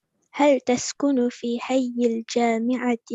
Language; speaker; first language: Arabic; non-native, learner; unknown